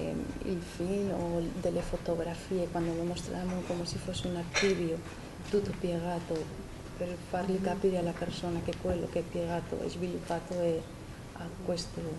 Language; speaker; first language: Italian; non-native, learner; Spanish